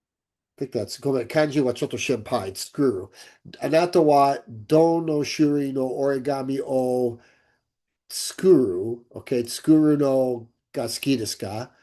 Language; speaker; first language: Japanese; non-native, learner; English